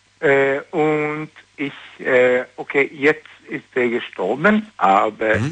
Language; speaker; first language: German; non-native, learner; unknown